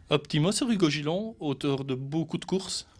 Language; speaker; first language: French; native; French